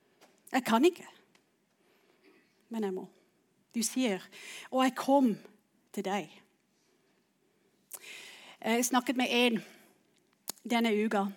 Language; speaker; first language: Norwegian; non-native, fluent; English